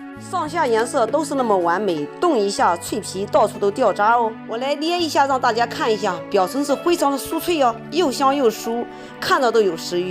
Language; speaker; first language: Chinese; native; Chinese